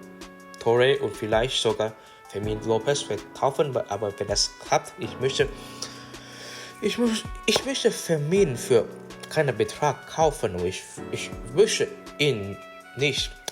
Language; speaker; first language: German; non-native, learner; English